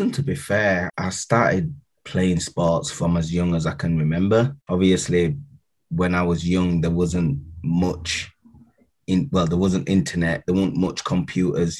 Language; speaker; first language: English; native; English